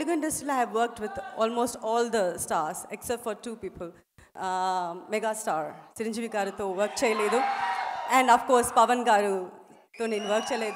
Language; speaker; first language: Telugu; non-native, local second language; Tamil